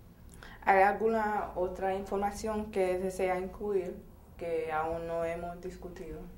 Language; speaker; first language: Spanish; non-native, fluent; English